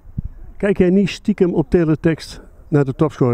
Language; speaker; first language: Dutch; native; Dutch